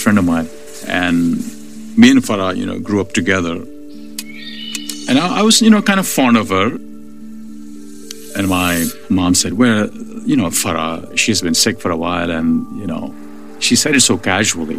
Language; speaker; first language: English; non-native, local second language; Urdu